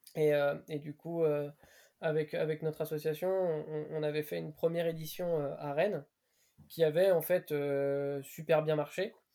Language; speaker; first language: French; native; French